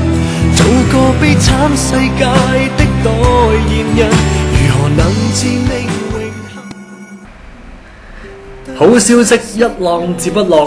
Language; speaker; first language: Cantonese; native; Cantonese